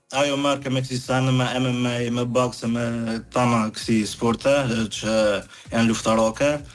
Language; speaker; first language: Albanian; early bilingual, heritage; Albanian